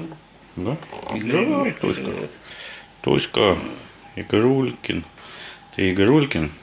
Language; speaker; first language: Russian; native; Russian